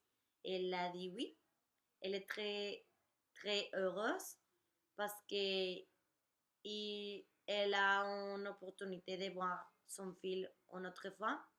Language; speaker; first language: French; non-native, learner; Spanish